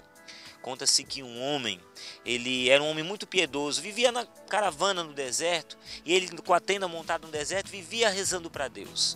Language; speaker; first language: Portuguese; native; Portuguese